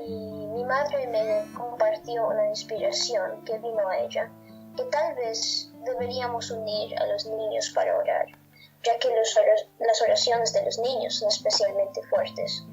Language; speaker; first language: Spanish; non-native, fluent; English